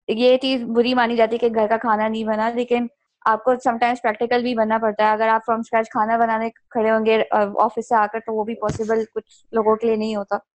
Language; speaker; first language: Urdu; native; Urdu